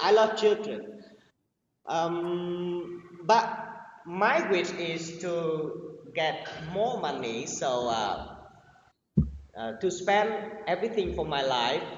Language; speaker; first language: English; non-native, learner; Vietnamese